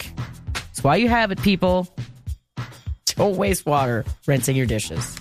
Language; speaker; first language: English; native; English